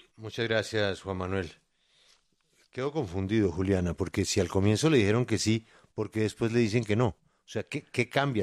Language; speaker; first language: Spanish; native; Spanish